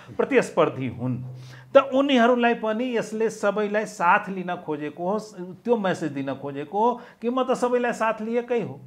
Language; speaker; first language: Nepali; non-native, local second language; Maithili